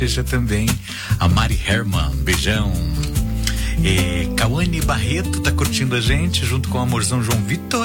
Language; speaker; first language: Portuguese; native; Portuguese